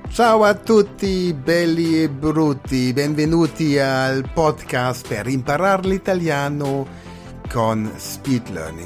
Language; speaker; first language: Italian; non-native, learner; German